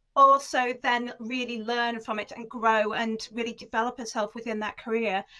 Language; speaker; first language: English; native; English